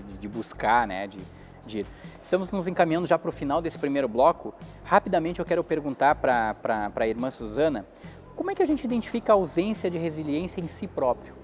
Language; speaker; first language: Portuguese; native; Portuguese